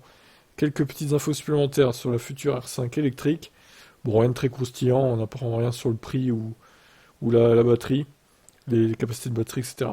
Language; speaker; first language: French; native; French